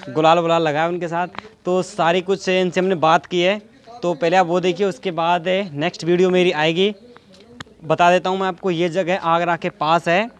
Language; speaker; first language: Hindi; native; Hindi